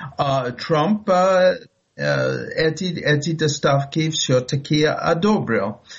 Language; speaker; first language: Russian; non-native, fluent; English